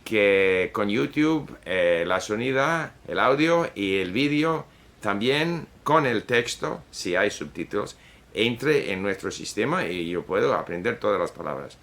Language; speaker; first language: Spanish; non-native, fluent; Swedish